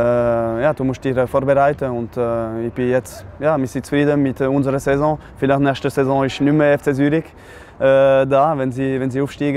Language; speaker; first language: German; non-native, local second language; French